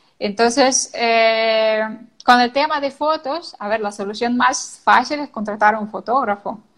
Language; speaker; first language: Spanish; non-native, fluent; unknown